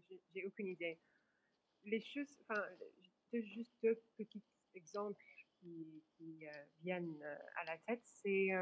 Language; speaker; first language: French; non-native, fluent; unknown